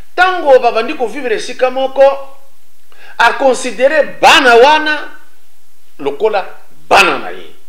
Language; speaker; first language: Lingala; native; Lingala